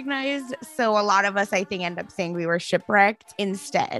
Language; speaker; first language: English; non-native, local second language; Marathi